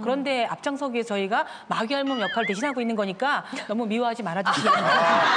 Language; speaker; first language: Korean; native; Korean